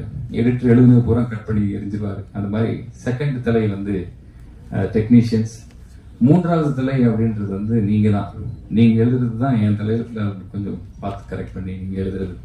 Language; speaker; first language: Tamil; native; Tamil